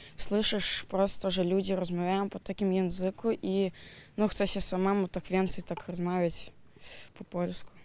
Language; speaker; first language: Polish; early bilingual, heritage; Polish